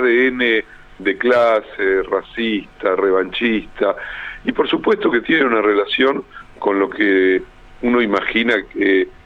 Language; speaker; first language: Spanish; native; Spanish